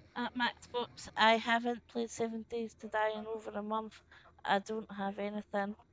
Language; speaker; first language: English; native; English